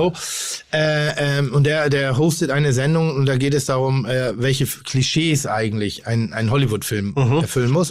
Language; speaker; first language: German; native; German